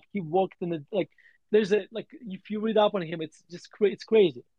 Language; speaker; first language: English; non-native, fluent; Russian